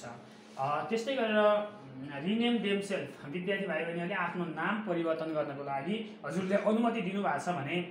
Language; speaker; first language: Nepali; native; Nepali